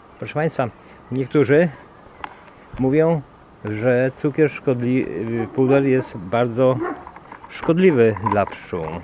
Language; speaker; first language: Polish; native; Polish